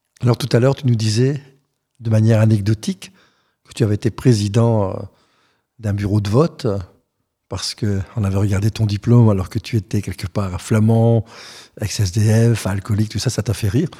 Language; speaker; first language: French; native; French